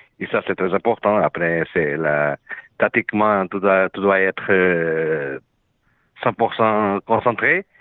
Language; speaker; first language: French; non-native, learner; Portuguese